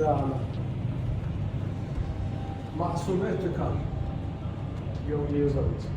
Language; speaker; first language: Russian; non-native, learner; Persian